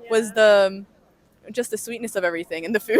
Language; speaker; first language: English; native; English